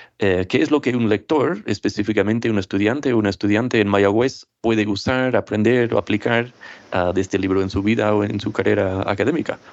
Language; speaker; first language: Spanish; non-native, fluent; English